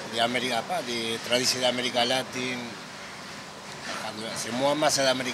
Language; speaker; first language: Indonesian; non-native, fluent; Spanish